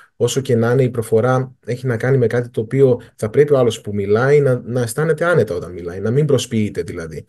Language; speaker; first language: Greek; native; Greek